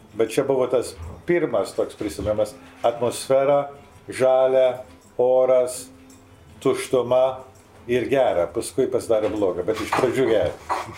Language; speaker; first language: Lithuanian; early bilingual, heritage; Lithuanian